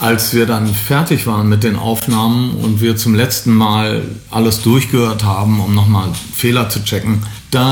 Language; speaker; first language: German; native; German